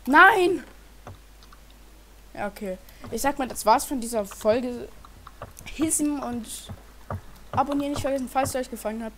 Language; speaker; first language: German; native; German